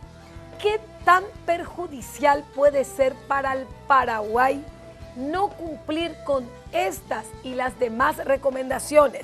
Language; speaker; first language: Spanish; native; Spanish